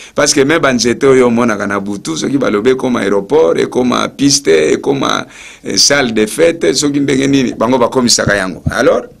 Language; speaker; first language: Lingala; native; Lingala